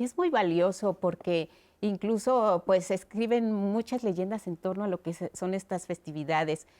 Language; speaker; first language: Spanish; native; Spanish